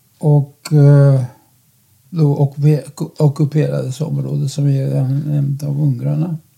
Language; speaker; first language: Swedish; non-native, fluent; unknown